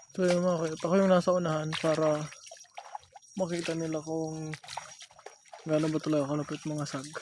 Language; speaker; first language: Filipino; non-native, local second language; Masbatenyo